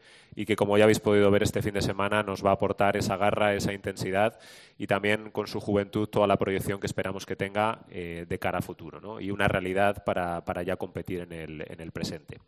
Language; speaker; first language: Spanish; native; Spanish